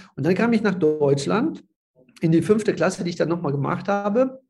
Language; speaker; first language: German; early bilingual, other home language; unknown